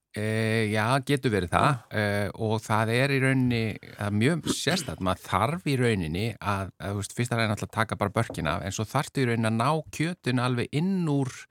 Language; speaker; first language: Icelandic; native; Icelandic